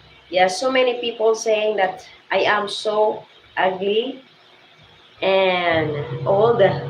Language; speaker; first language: English; non-native, local second language; Cebuano